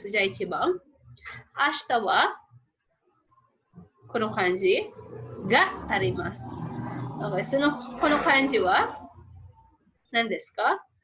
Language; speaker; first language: Japanese; non-native, fluent; Filipino